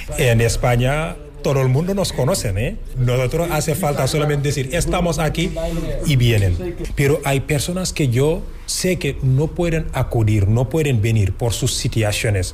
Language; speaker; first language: Spanish; non-native, fluent; Wolof